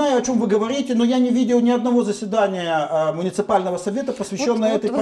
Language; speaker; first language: Russian; native; Russian